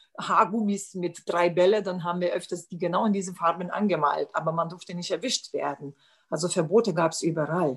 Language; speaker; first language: German; non-native, fluent; Lithuanian